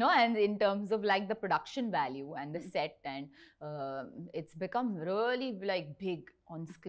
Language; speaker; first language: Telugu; non-native, learner; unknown